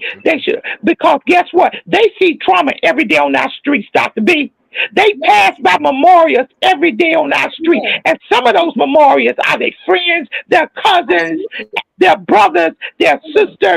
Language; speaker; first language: English; native; English